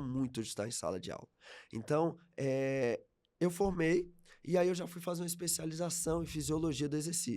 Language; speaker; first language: Portuguese; native; Portuguese